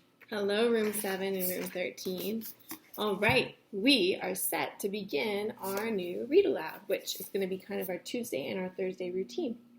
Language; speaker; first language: English; native; English